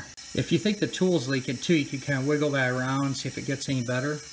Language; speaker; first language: English; native; English